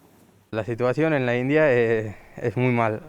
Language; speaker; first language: Spanish; non-native, learner; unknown